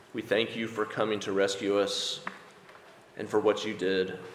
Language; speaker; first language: English; native; English